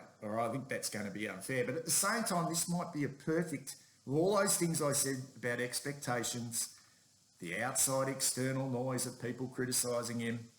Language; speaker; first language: English; native; English